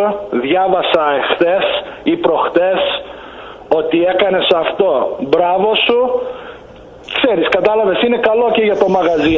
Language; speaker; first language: Greek; early bilingual, heritage; Greek